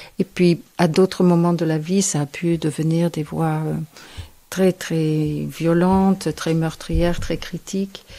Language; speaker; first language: French; non-native, fluent; English